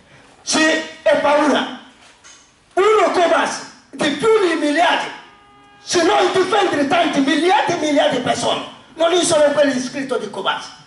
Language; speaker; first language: Italian; non-native, learner; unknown